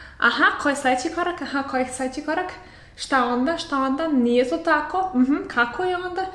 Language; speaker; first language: Serbian; native; Serbian